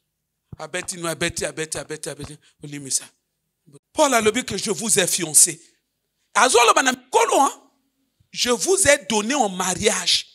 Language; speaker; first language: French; non-native, local second language; Lingala